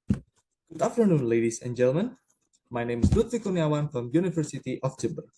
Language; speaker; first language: English; non-native, learner; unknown